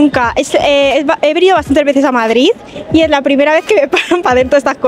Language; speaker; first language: Spanish; native; Spanish